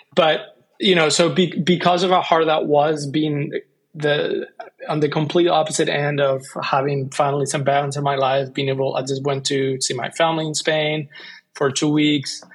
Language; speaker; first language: English; non-native, fluent; Spanish